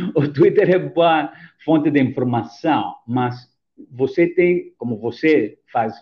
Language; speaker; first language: Portuguese; non-native, fluent; Greek